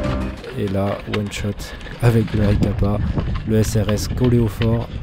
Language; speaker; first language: French; native; French